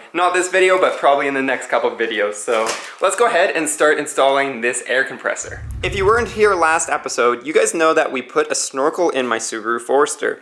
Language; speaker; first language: English; native; English